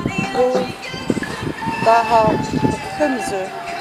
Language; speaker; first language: Turkish; non-native, learner; English